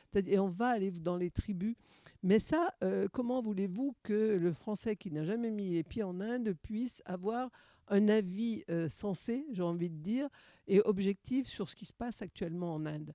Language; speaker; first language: French; native; French